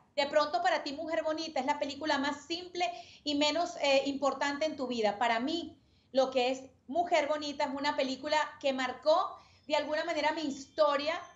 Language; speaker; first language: Spanish; native; Spanish